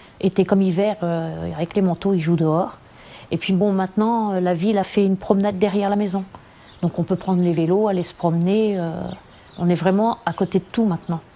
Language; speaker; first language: French; native; French